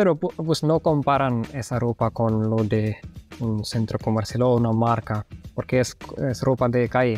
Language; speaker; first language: Spanish; non-native, fluent; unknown